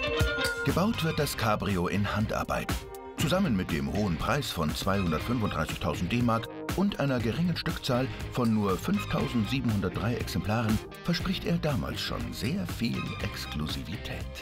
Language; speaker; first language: German; native; German